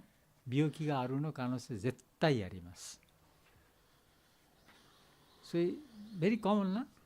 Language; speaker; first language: Japanese; non-native, learner; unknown